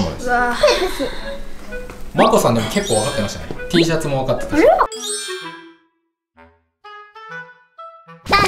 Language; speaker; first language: Japanese; native; Japanese